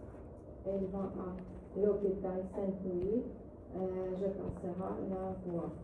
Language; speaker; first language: French; non-native, learner; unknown